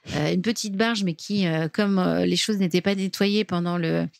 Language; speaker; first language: French; native; French